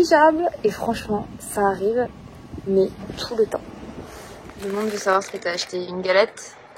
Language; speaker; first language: French; native; French